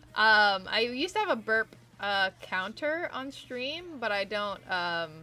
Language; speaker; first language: English; native; English